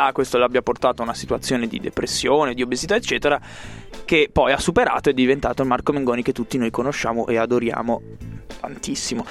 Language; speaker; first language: Italian; native; Italian